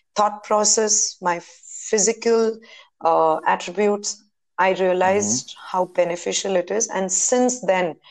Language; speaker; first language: English; non-native, local second language; Hindi